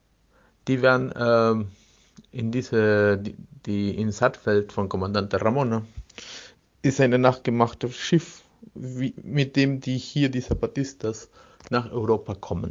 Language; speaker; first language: German; non-native, fluent; Spanish